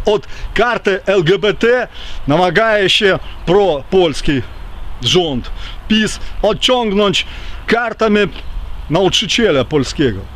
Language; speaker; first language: Polish; early bilingual, heritage; Ukrainian